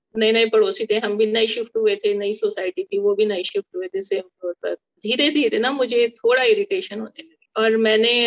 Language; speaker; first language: Hindi; native; Hindi